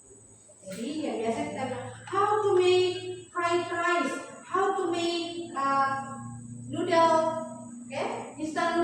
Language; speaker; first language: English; non-native, learner; Indonesian